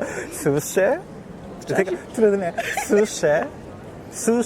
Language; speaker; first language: Polish; non-native, learner; Japanese